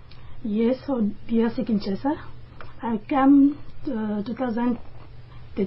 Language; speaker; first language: English; non-native, learner; French